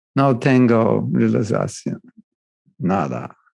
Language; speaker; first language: Spanish; non-native, learner; English